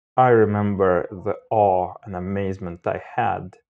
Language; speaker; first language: English; non-native, fluent; Romanian